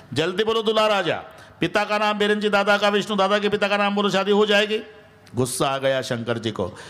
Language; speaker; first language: Hindi; non-native, local second language; Marathi